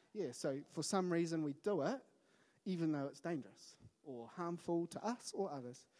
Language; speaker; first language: English; native; English